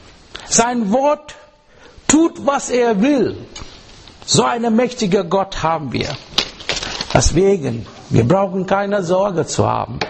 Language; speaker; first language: German; non-native, learner; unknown